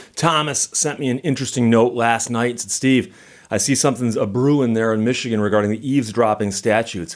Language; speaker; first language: English; native; English